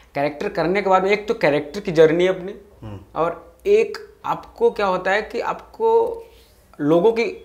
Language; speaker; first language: Hindi; native; Hindi